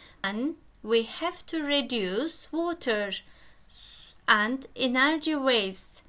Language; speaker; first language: English; non-native, fluent; Turkish